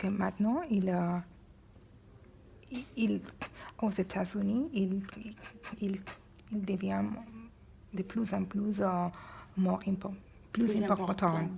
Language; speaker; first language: French; non-native, learner; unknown